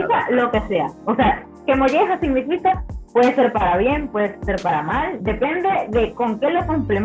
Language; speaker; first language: Spanish; native; Spanish